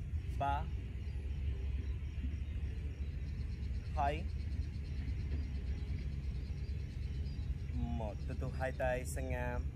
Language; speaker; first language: Vietnamese; non-native, learner; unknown